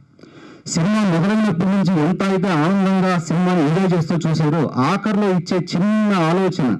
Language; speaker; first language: Telugu; native; Telugu